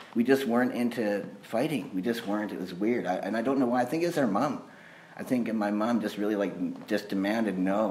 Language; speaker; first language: English; native; English